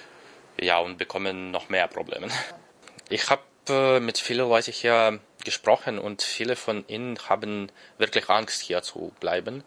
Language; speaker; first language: German; non-native, learner; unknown